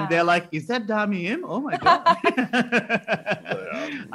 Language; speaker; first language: English; non-native, local second language; Sinhala